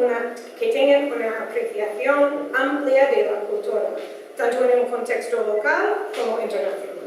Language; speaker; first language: Spanish; non-native, fluent; Dutch